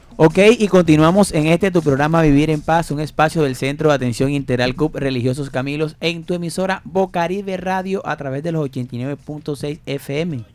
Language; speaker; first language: Spanish; native; Spanish